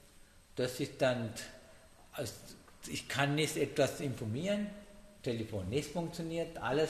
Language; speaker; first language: German; non-native, learner; Sinhala